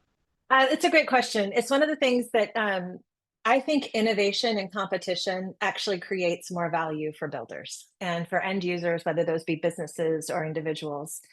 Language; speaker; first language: English; native; English